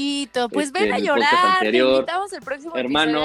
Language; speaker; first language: Spanish; native; Spanish